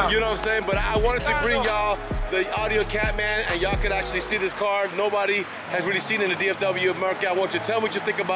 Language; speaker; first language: English; native; English